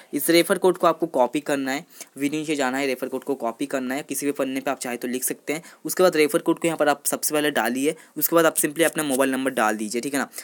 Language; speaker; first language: Hindi; non-native, local second language; Bangla